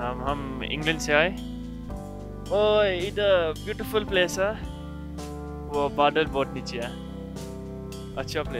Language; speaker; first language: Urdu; early bilingual, heritage; Urdu